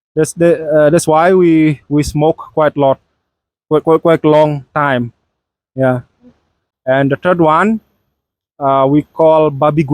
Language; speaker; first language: English; non-native, fluent; Balinese